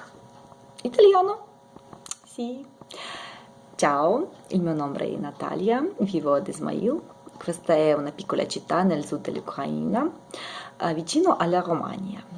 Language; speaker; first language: Italian; non-native, learner; Ukrainian